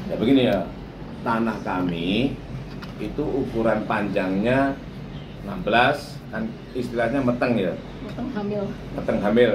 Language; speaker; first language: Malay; non-native, local second language; Javanese